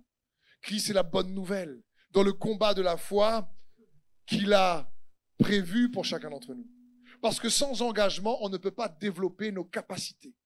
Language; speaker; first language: French; native; French